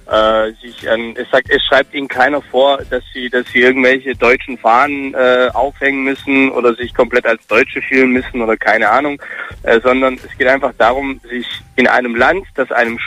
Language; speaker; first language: German; early bilingual, other home language; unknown